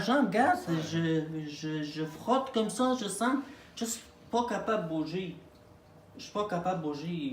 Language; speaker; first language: French; non-native, learner; Arabic